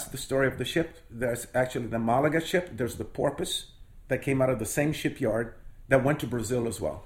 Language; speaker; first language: English; non-native, fluent; Portuguese